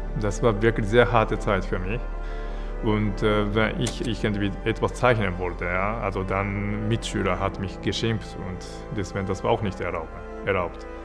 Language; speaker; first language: German; non-native, fluent; Japanese